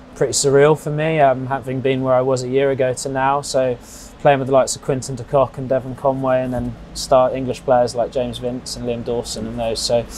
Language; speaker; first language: English; native; English